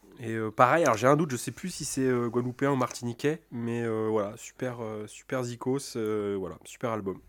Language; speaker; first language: French; native; French